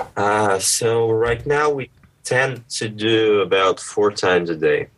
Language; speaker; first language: English; early bilingual, other home language; Russian